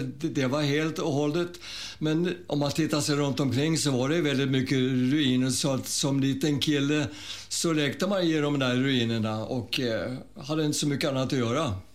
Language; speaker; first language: Swedish; early bilingual, other home language; German